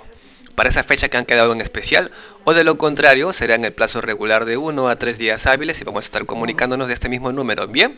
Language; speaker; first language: Spanish; native; Spanish